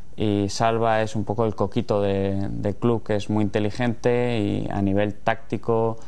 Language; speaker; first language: Spanish; native; Spanish